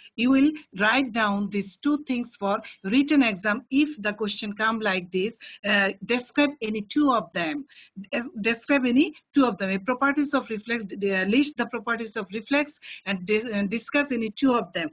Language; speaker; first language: English; non-native, local second language; Bangla